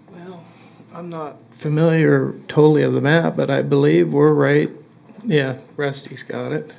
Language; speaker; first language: English; native; English